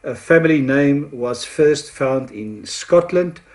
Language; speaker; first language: English; non-native, local second language; Afrikaans